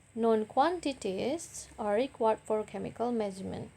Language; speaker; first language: English; non-native, fluent; Indonesian